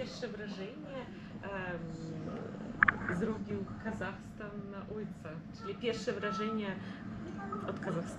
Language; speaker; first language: Polish; early bilingual, heritage; Russian